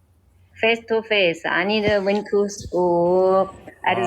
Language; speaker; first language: English; non-native, learner; Chinese